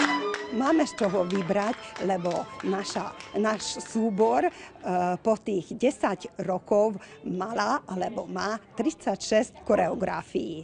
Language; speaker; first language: Slovak; non-native, local second language; Hungarian